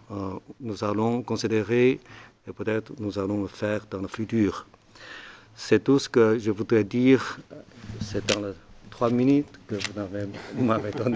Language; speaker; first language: French; non-native, learner; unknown